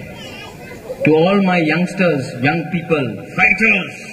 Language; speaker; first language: Hindi; non-native, local second language; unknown